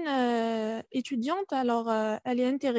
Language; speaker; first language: French; non-native, fluent; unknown